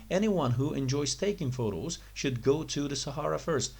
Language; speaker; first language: English; non-native, fluent; Turkish